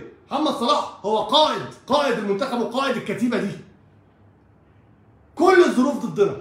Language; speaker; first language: Arabic; native; Arabic